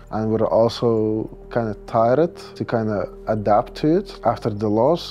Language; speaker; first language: English; non-native, fluent; Russian